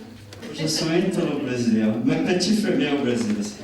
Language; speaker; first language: French; non-native, fluent; Portuguese